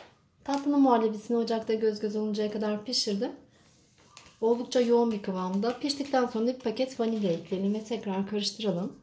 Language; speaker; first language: Turkish; native; Turkish